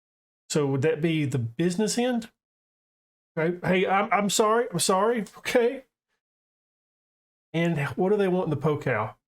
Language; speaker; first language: English; native; English